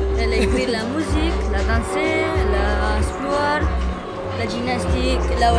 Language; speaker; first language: French; non-native, learner; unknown